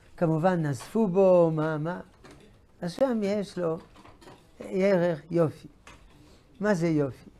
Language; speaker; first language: Hebrew; non-native, fluent; French